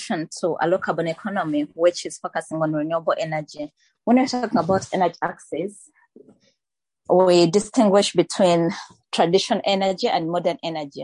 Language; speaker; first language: English; non-native, local second language; Ganda